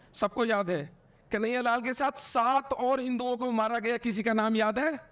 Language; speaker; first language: Hindi; native; Hindi